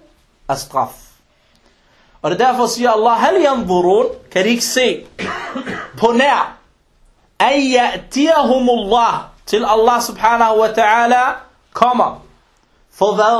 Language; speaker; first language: Danish; early bilingual, other home language; Arabic